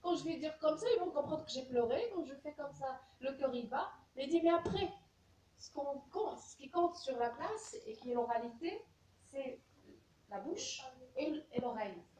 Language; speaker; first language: French; non-native, local second language; Arabic